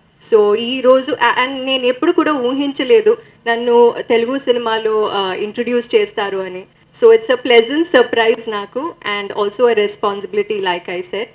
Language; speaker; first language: Telugu; non-native, learner; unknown